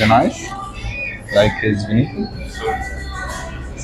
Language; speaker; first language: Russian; non-native, learner; Arabic